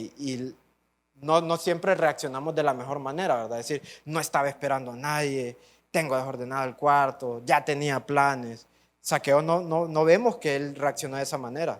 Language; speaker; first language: Spanish; native; Spanish